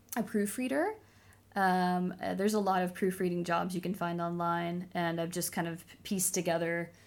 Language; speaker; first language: English; native; English